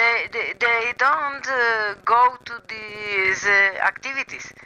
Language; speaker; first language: English; non-native, learner; Spanish